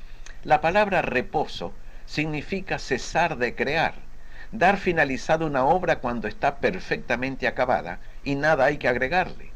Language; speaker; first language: Spanish; native; Spanish